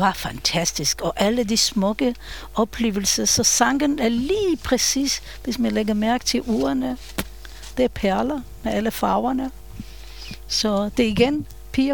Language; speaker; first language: Danish; non-native, fluent; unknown